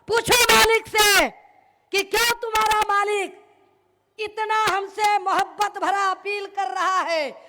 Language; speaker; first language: Hindi; non-native, local second language; Marathi